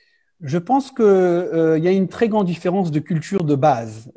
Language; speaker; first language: French; early bilingual, heritage; French